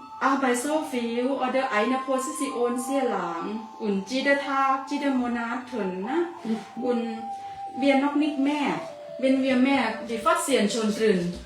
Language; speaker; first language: German; non-native, learner; Thai